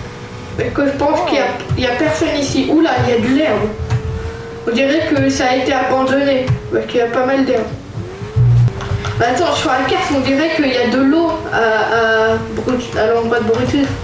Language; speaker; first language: French; native; French